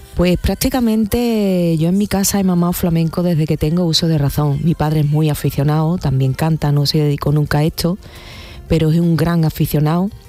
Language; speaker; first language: Spanish; native; Spanish